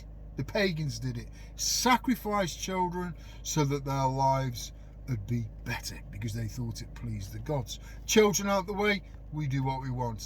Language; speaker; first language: English; native; English